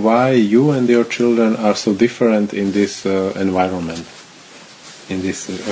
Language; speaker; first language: English; non-native, learner; Slovak